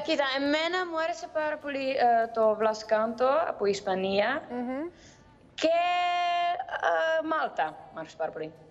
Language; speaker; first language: Greek; early bilingual, heritage; Greek